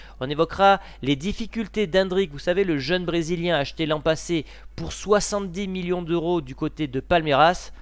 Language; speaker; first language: French; native; French